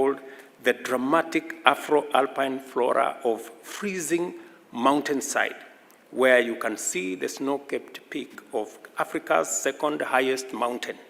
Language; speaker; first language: English; non-native, local second language; Swahili